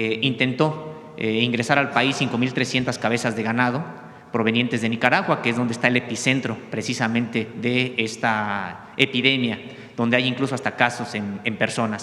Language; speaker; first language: Spanish; native; Spanish